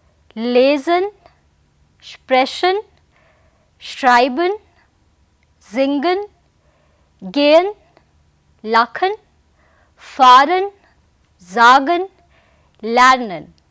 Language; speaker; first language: German; non-native, fluent; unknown